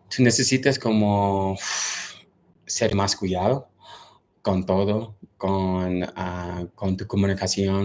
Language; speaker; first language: Spanish; non-native, learner; English